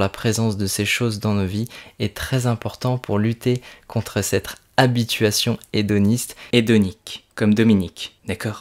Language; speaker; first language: French; native; French